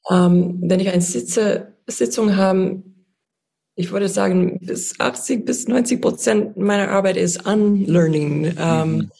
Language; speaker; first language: German; non-native, fluent; English